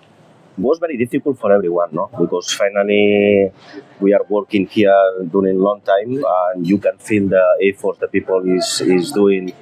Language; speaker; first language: English; non-native, fluent; Spanish